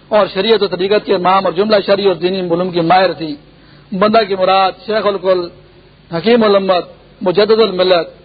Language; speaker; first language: Urdu; non-native, local second language; Pashto